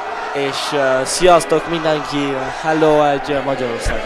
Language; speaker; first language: Hungarian; early bilingual, heritage; Hungarian